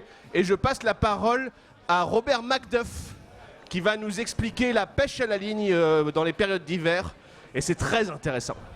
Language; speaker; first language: French; native; French